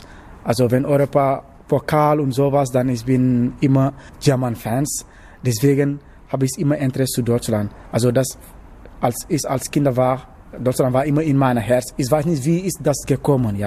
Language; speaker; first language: German; non-native, learner; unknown